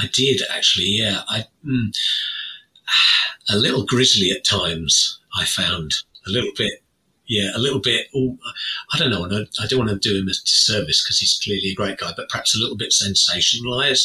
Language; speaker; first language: English; native; English